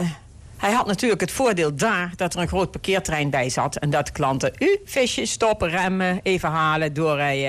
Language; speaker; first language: Dutch; native; Dutch